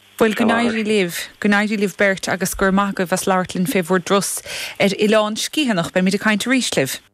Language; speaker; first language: Irish; native; Irish